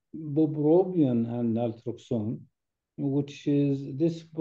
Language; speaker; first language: English; non-native, fluent; Arabic